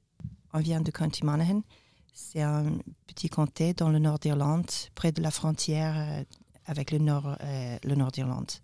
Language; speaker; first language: French; non-native, learner; English